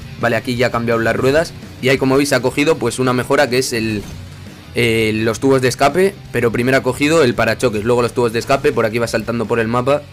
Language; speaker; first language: Spanish; native; Spanish